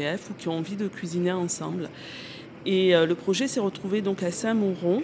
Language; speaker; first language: French; native; French